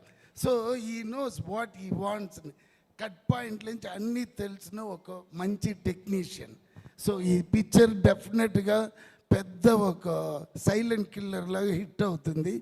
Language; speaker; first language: Telugu; non-native, learner; Tamil